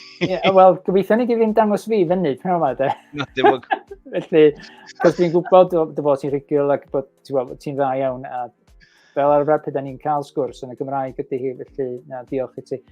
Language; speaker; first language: Welsh; native; Welsh